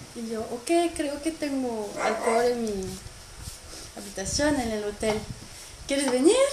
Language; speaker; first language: Spanish; non-native, learner; French